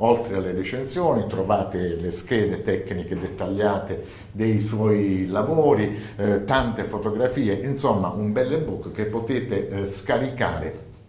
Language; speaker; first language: Italian; native; Italian